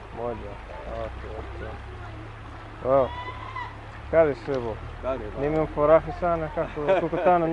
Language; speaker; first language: Swahili; non-native, learner; English